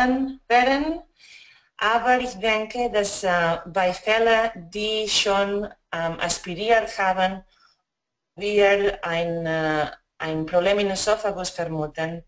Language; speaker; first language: German; non-native, fluent; Spanish